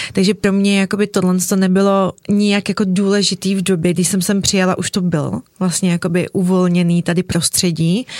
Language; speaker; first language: Czech; early bilingual, other home language; Russian